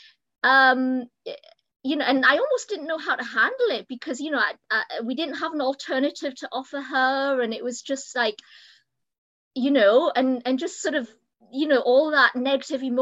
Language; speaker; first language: English; native; English